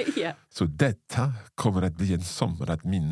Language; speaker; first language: Swedish; non-native, learner; English